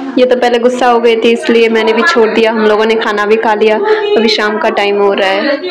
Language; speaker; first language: Hindi; non-native, local second language; Bangla